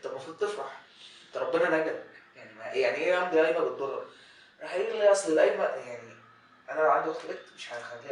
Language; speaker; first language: Arabic; native; Arabic